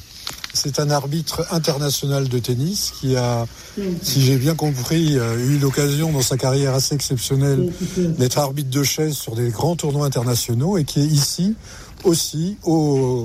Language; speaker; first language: French; native; French